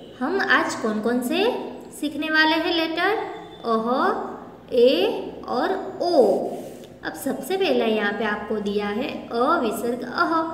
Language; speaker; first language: Hindi; non-native, local second language; Gujarati